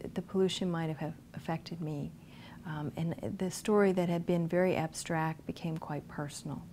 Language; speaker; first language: English; native; English